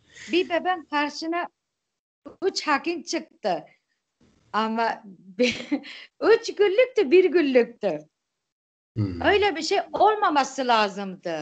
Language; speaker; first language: Turkish; non-native, local second language; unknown